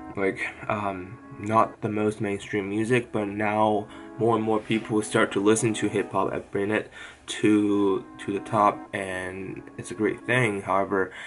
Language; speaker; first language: English; non-native, fluent; Chinese